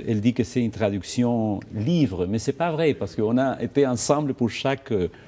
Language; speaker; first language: French; non-native, fluent; Spanish